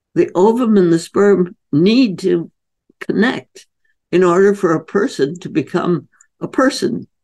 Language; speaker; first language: English; native; English